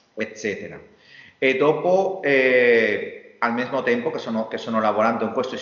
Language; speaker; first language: Italian; non-native, learner; Spanish